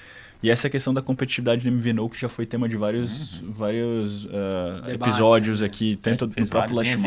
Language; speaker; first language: Portuguese; native; Portuguese